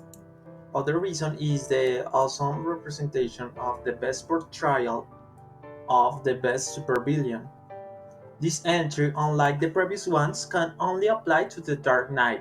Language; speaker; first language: English; non-native, learner; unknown